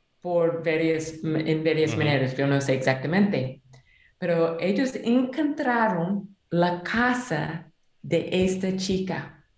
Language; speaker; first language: Spanish; non-native, learner; English